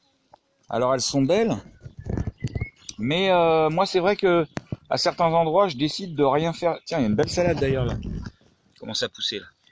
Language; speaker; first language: French; native; French